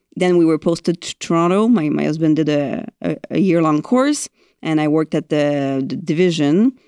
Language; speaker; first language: English; non-native, fluent; French